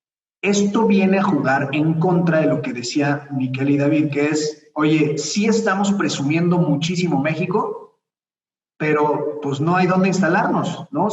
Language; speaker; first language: Spanish; native; Spanish